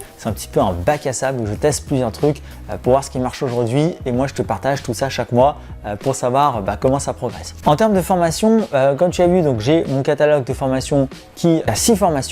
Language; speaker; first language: French; native; French